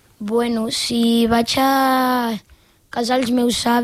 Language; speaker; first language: Catalan; non-native, local second language; Spanish